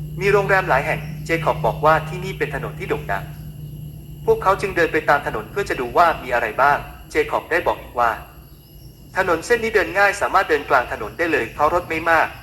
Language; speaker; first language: Thai; native; Thai